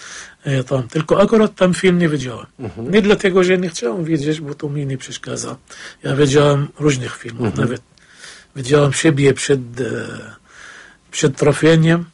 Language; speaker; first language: Polish; non-native, fluent; Arabic